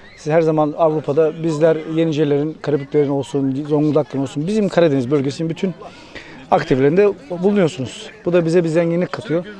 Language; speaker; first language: Turkish; native; Turkish